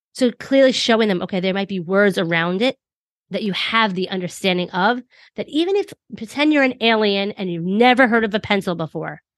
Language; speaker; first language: English; native; English